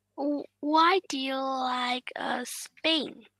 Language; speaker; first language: English; non-native, learner; Vietnamese